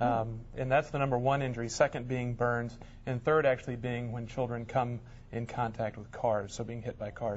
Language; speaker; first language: English; native; English